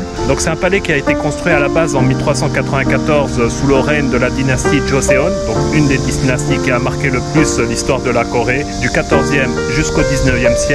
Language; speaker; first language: French; native; French